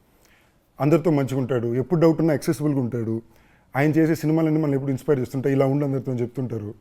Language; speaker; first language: Telugu; native; Telugu